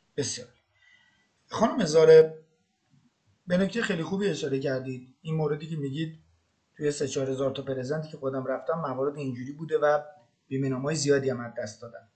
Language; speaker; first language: Persian; non-native, local second language; Azerbaijani